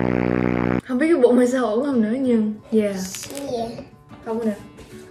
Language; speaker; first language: Vietnamese; early bilingual, heritage; Vietnamese